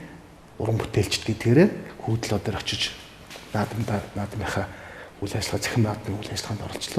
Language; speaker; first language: Mongolian; native; Mongolian